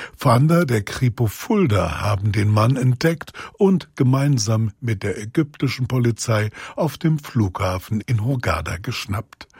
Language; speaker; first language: German; native; German